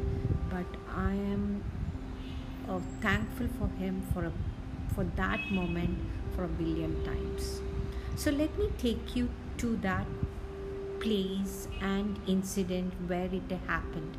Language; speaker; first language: English; non-native, local second language; Malayalam